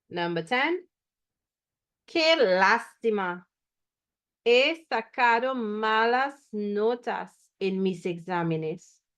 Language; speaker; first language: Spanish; non-native, fluent; English